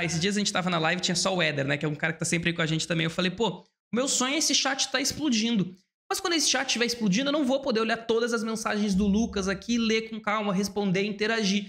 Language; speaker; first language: Portuguese; native; Portuguese